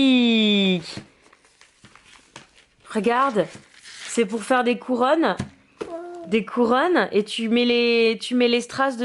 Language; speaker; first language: French; native; French